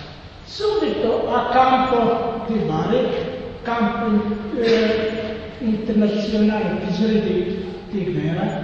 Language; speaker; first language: Italian; non-native, learner; Serbian